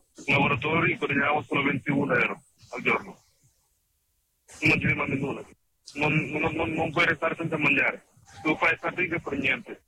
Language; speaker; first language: Italian; non-native, learner; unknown